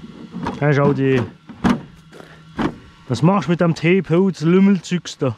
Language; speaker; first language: German; non-native, fluent; French